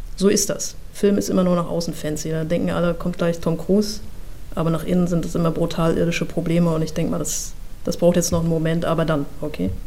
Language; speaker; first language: German; native; German